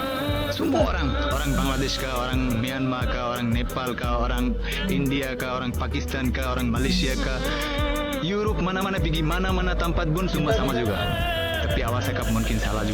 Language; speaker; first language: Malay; non-native, learner; Bangla